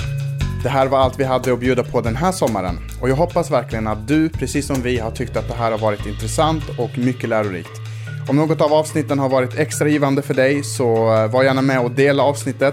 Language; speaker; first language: Swedish; native; Swedish